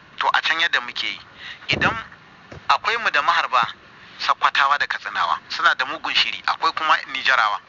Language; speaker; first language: Hausa; native; Hausa